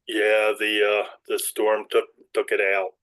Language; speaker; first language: English; native; English